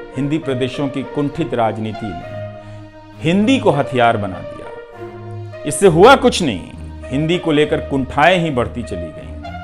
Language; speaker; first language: Hindi; non-native, local second language; Bhojpuri